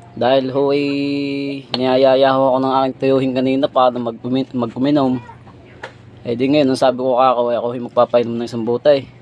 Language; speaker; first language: Filipino; native; Filipino